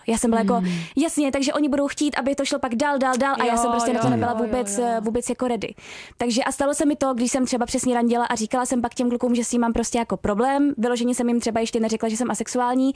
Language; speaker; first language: Czech; native; Czech